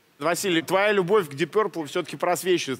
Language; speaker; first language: Russian; native; Russian